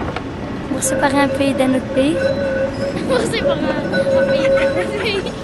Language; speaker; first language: French; non-native, learner; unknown